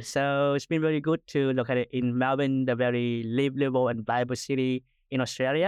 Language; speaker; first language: English; non-native, fluent; Vietnamese